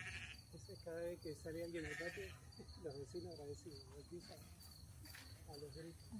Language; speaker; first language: Spanish; native; Spanish